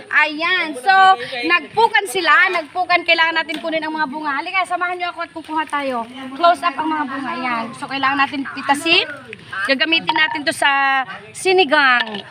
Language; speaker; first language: Filipino; non-native, local second language; Iloko